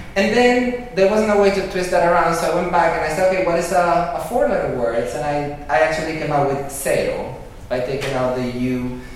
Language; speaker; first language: English; early bilingual, other home language; Spanish